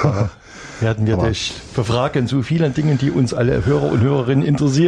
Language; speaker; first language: German; native; German